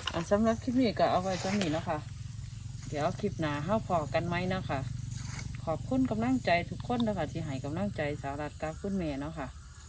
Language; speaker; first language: Thai; native; Thai